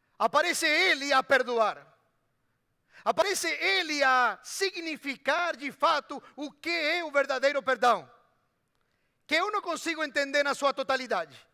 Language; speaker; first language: Portuguese; non-native, fluent; Spanish